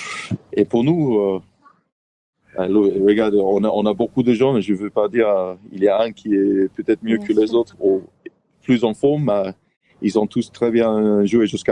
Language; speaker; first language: French; non-native, fluent; English